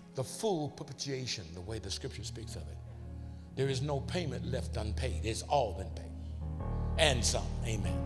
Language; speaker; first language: English; native; English